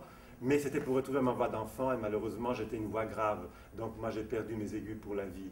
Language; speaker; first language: French; non-native, fluent; Italian